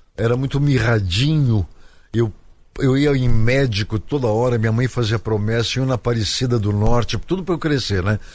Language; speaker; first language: Portuguese; native; Portuguese